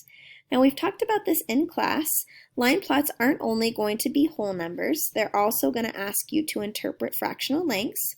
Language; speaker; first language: English; native; English